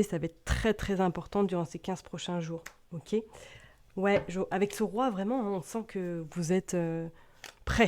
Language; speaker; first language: French; native; French